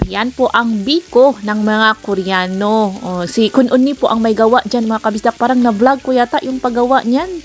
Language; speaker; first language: Filipino; non-native, local second language; Cebuano